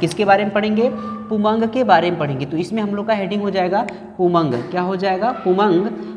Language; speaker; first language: Hindi; native; Hindi